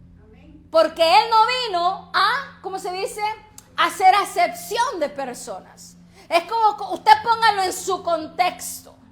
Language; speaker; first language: Spanish; native; Spanish